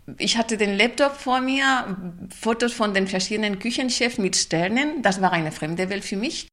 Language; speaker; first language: German; non-native, fluent; Spanish